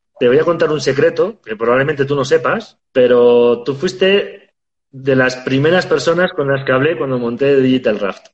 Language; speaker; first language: Spanish; native; Spanish